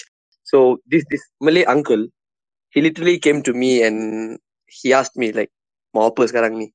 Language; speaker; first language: English; non-native, local second language; Tamil